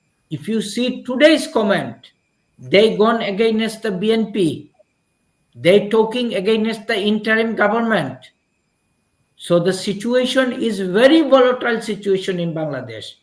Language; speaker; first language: English; non-native, local second language; Bangla